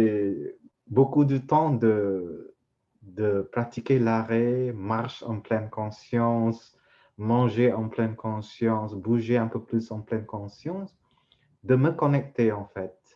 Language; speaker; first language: French; non-native, fluent; Vietnamese